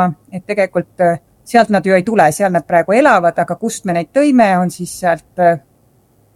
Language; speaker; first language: Estonian; native; Estonian